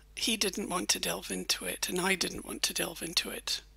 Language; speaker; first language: English; native; English